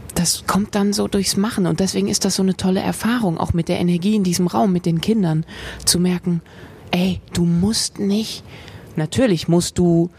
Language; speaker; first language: German; native; German